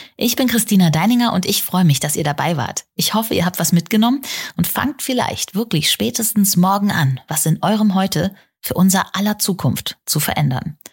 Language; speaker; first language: German; native; German